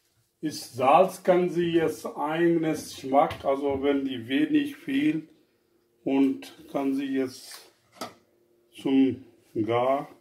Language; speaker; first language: German; non-native, learner; Urdu